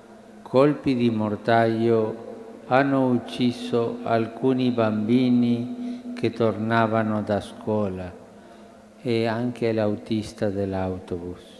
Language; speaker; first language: Italian; non-native, fluent; Spanish